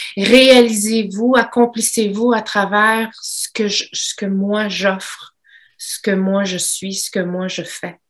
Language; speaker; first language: French; native; French